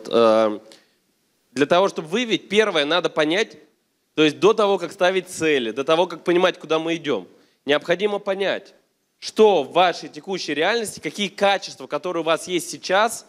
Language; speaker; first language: Russian; native; Russian